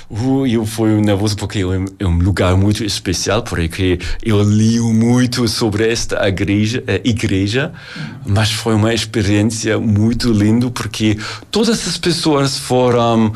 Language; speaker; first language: Portuguese; non-native, learner; German